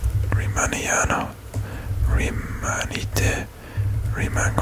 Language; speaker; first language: Italian; non-native, learner; English